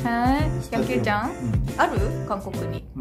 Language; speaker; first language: Korean; non-native, learner; Japanese